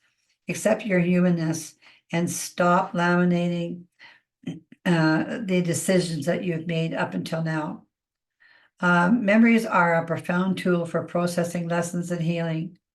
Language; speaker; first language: English; native; English